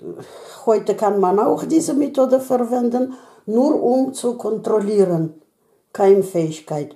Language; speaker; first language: German; non-native, learner; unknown